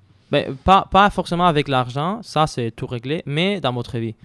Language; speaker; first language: French; non-native, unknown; Spanish